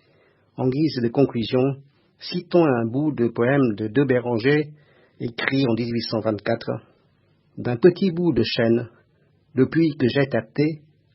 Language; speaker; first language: French; non-native, fluent; Khmer